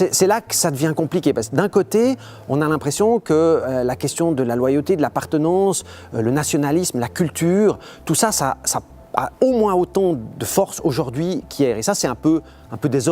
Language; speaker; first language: French; native; French